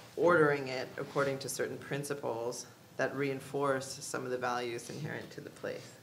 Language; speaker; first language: English; native; English